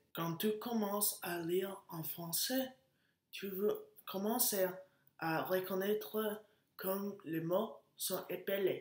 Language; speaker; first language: French; non-native, learner; Spanish